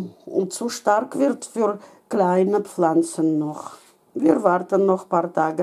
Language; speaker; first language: German; non-native, fluent; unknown